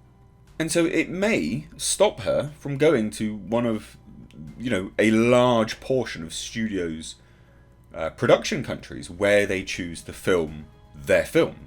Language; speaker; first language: English; native; English